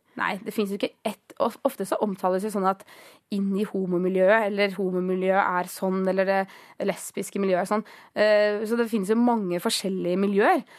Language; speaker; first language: Norwegian; early bilingual, other home language; Greek